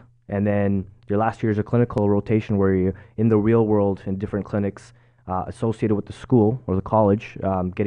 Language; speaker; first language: English; native; English